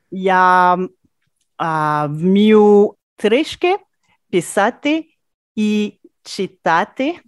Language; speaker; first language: Ukrainian; non-native, learner; French